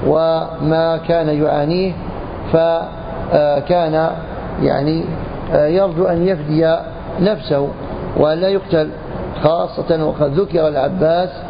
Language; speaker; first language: Arabic; native; Arabic